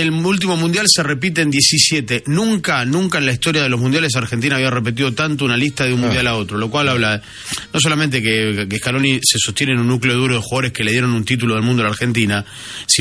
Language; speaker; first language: Spanish; native; Spanish